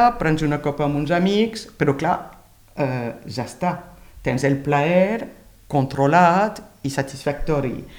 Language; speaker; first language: Catalan; non-native, fluent; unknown